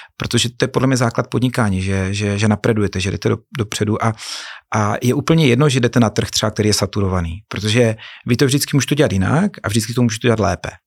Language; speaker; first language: Czech; native; Czech